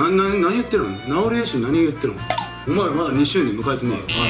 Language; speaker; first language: Japanese; native; Japanese